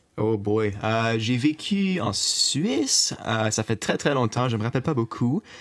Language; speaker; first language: French; native; French